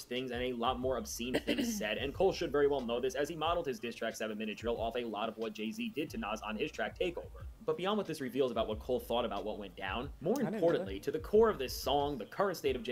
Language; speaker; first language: English; native; English